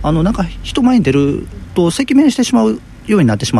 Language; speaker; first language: Japanese; native; Japanese